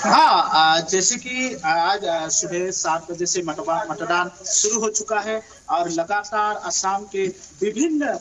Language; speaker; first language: Hindi; non-native, local second language; Assamese